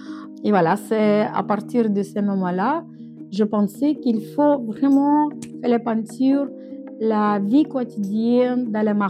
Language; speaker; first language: French; non-native, learner; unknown